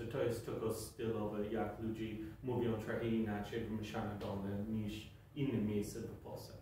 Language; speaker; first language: Polish; non-native, fluent; English